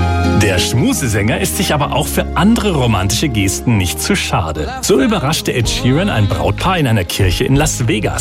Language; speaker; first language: German; native; German